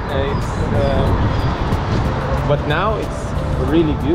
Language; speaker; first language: English; non-native, learner; Russian